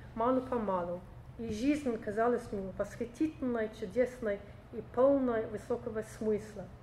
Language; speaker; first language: Russian; non-native, fluent; English